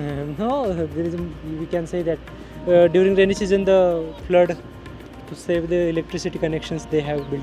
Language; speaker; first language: English; non-native, local second language; Marathi